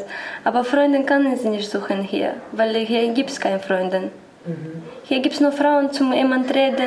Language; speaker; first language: German; non-native, learner; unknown